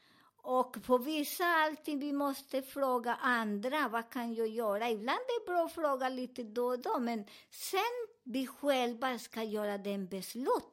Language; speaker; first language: Swedish; non-native, learner; Spanish